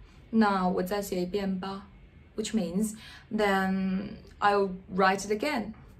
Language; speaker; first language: English; non-native, fluent; Chinese